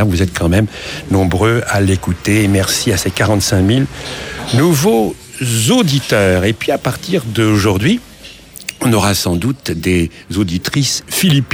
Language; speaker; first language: French; native; French